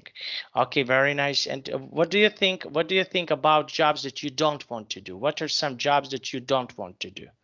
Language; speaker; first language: English; non-native, fluent; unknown